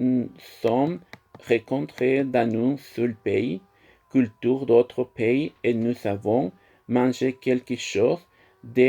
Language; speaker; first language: French; non-native, learner; Spanish